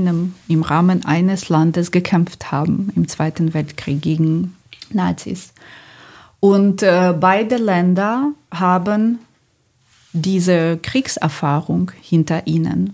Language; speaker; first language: German; non-native, fluent; Ukrainian